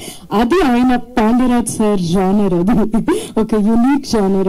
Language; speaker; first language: Telugu; non-native, fluent; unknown